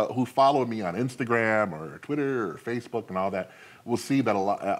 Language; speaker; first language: English; native; English